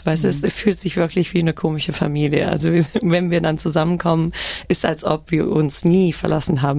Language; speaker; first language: German; early bilingual, heritage; German